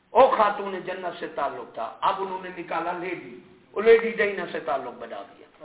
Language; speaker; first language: Urdu; non-native, local second language; Punjabi